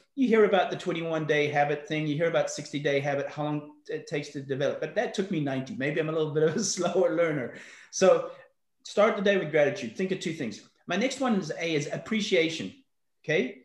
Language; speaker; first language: English; native; English